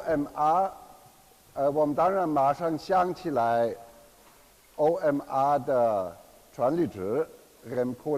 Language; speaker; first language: Chinese; non-native, fluent; German